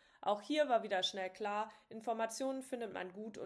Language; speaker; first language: German; native; German